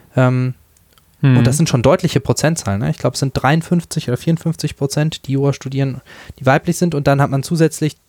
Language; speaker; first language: German; native; German